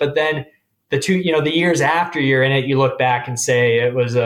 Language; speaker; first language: English; native; English